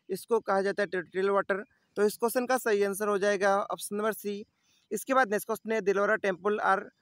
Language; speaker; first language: Hindi; native; Hindi